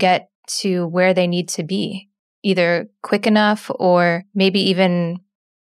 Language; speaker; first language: English; native; English